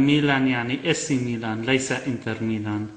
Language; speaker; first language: Arabic; native; Arabic